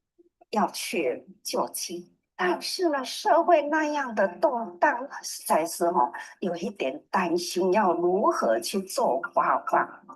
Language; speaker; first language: Chinese; native; Chinese